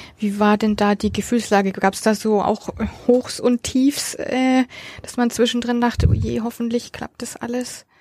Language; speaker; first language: German; native; German